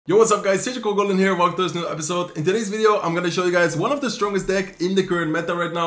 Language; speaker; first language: English; non-native, fluent; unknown